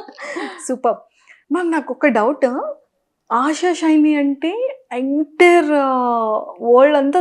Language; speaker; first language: Telugu; native; Telugu